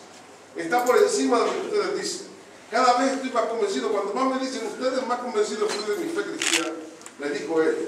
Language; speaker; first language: Spanish; native; Spanish